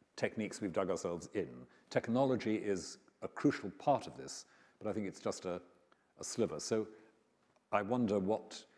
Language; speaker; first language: English; native; English